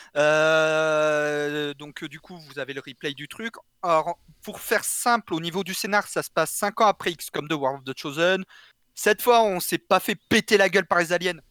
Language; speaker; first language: French; native; French